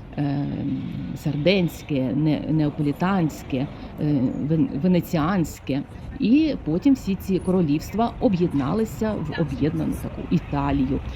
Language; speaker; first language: Ukrainian; native; Ukrainian